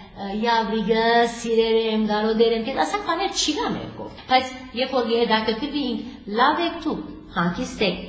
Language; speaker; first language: Armenian; early bilingual, heritage; Armenian